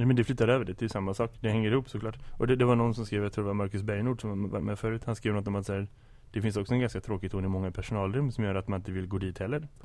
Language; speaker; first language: Swedish; native; Swedish